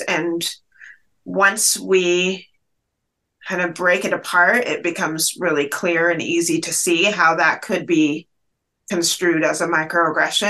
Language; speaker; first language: English; native; English